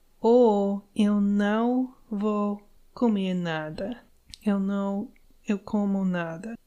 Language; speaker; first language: Portuguese; non-native, learner; English